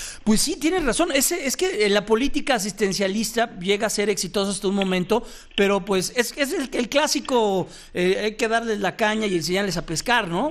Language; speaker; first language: Spanish; native; Spanish